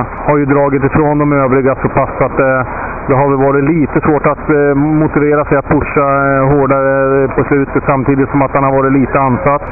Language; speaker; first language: Swedish; native; Swedish